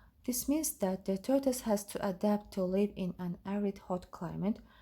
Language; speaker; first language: English; non-native, fluent; Azerbaijani